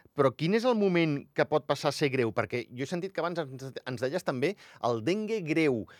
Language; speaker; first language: Catalan; native; Catalan